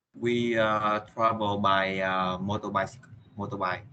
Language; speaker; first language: English; non-native, learner; Vietnamese